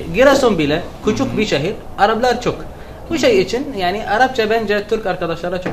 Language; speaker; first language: Turkish; non-native, learner; Arabic